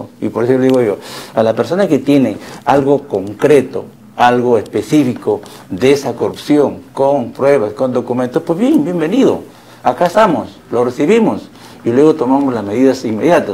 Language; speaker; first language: Spanish; native; Spanish